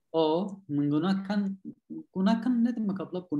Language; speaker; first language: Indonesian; non-native, learner; Turkish